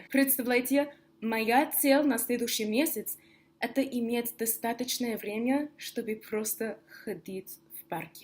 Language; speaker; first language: Russian; non-native, fluent; English